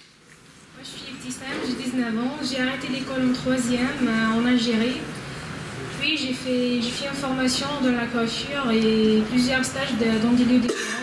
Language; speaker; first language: French; non-native, learner; Arabic